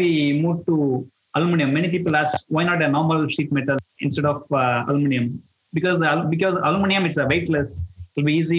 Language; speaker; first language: English; non-native, local second language; Tamil